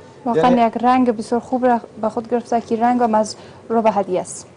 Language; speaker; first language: Persian; native; Persian